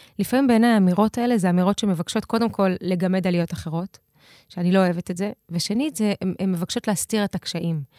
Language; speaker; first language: Hebrew; early bilingual, other home language; Russian